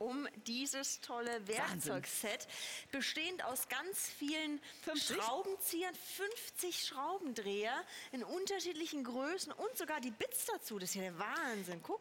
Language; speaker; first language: German; native; German